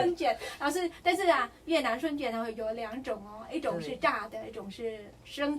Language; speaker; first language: Chinese; non-native, fluent; Vietnamese